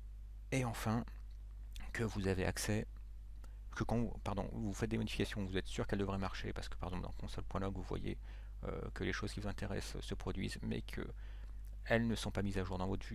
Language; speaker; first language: French; native; French